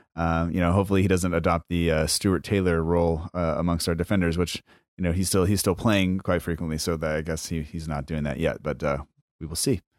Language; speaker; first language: English; native; English